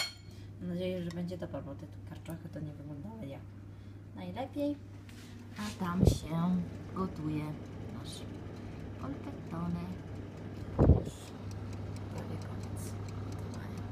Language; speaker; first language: Polish; non-native, fluent; Italian